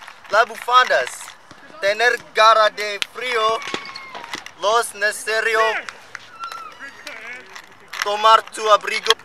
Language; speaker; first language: Spanish; non-native, learner; English